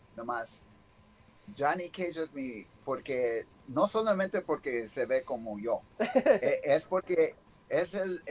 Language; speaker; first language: Spanish; early bilingual, heritage; Spanish